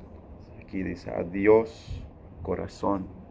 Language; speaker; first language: Spanish; early bilingual, heritage; Spanish